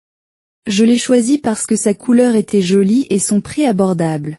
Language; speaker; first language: French; non-native, learner; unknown